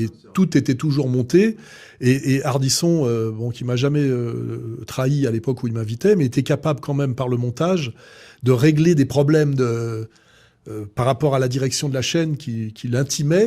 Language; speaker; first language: French; native; French